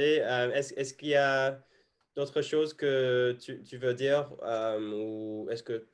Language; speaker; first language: French; non-native, fluent; English